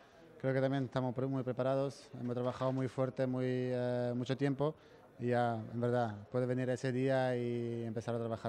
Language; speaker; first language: Spanish; non-native, fluent; Croatian